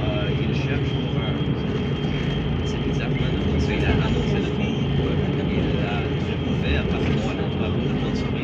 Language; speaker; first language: French; early bilingual, heritage; English